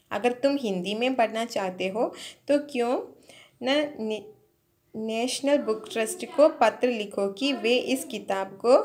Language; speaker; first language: Hindi; non-native, local second language; Malayalam